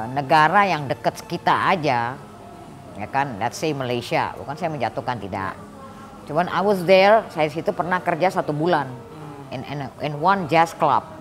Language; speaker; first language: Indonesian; early bilingual, heritage; Indonesian